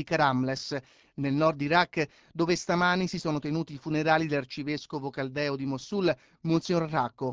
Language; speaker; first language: Italian; native; Italian